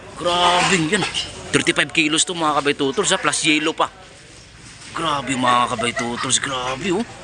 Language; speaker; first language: Filipino; non-native, local second language; Cebuano